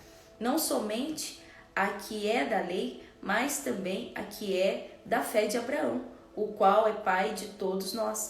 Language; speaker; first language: Portuguese; native; Portuguese